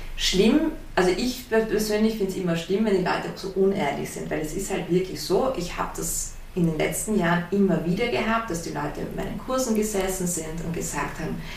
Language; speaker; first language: German; early bilingual, heritage; German